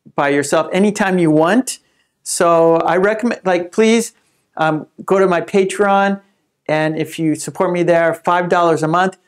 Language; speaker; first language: English; native; English